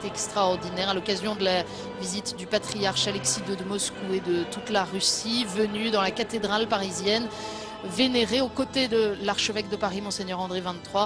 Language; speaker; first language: French; native; French